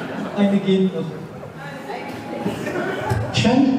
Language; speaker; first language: German; non-native, learner; Turkish